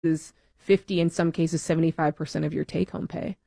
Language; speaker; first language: English; native; English